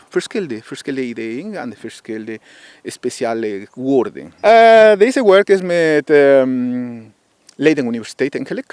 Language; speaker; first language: Dutch; non-native, learner; Spanish